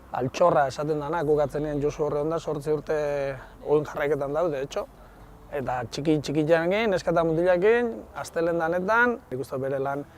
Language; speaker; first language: Basque; native; Basque